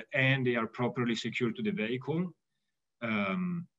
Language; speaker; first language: English; non-native, fluent; Italian